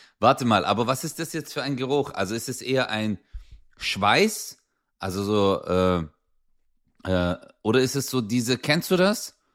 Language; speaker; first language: German; early bilingual, other home language; Turkish